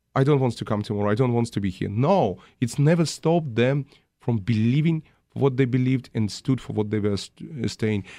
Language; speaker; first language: English; non-native, fluent; Russian